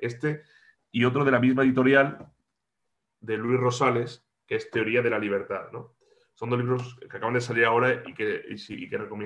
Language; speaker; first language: Spanish; native; Spanish